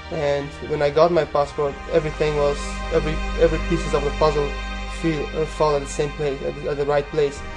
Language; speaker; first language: English; non-native, fluent; Persian